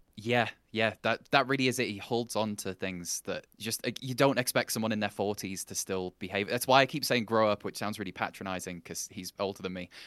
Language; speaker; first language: English; native; English